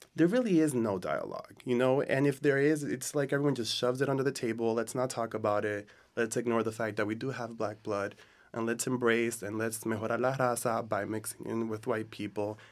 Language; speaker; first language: English; native; English